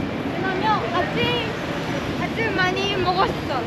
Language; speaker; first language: Korean; non-native, learner; Japanese